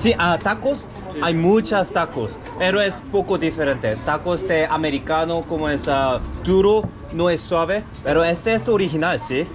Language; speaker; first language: Spanish; non-native, learner; Korean